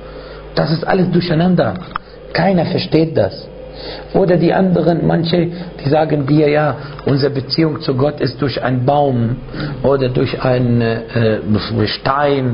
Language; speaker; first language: German; non-native, fluent; Arabic